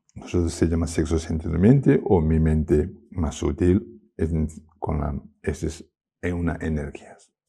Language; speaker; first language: Spanish; non-native, learner; Tibetan